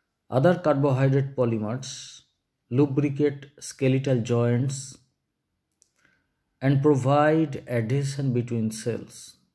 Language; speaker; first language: English; non-native, local second language; Bangla